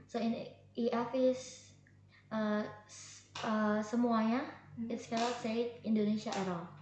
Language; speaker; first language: English; non-native, learner; Indonesian